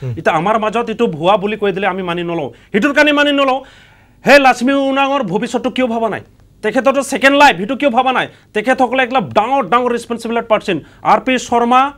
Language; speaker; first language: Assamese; non-native, local second language; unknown